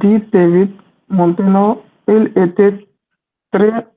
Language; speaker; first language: French; non-native, learner; Hindi